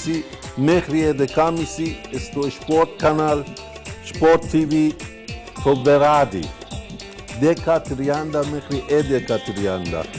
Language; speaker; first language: Greek; non-native, fluent; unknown